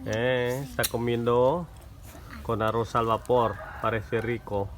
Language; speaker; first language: Spanish; non-native, learner; Khmer